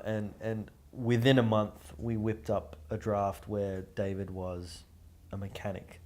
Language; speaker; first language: English; native; English